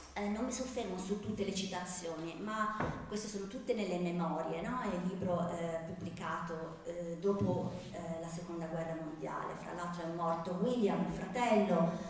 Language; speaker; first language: Italian; native; Italian